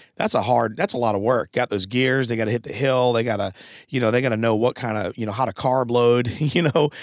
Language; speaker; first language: English; native; English